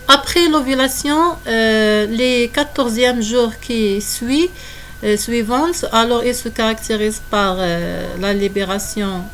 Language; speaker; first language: French; non-native, local second language; Arabic